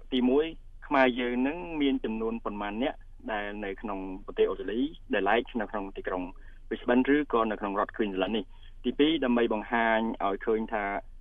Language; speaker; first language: Khmer; native; Khmer